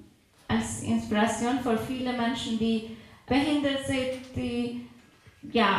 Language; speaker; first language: German; non-native, fluent; Persian